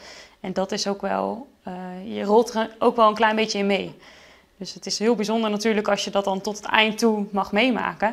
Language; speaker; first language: Dutch; native; Dutch